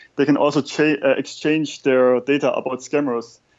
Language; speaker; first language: English; non-native, fluent; German